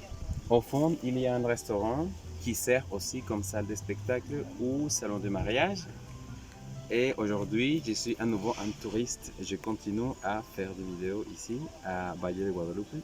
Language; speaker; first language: French; non-native, fluent; Spanish